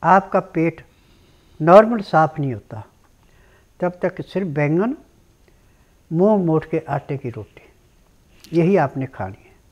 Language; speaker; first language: Hindi; native; Hindi